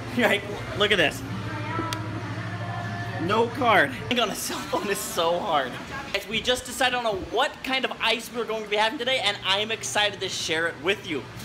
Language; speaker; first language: English; native; English